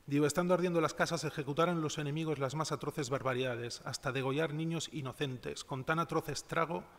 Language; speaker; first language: Spanish; non-native, local second language; Catalan